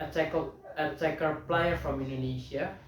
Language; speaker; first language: English; non-native, learner; Indonesian